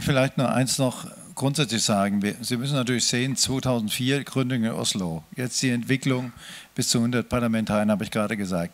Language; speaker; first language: German; native; German